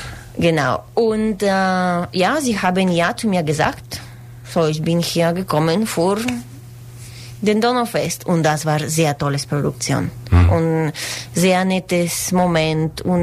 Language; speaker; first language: German; non-native, learner; Spanish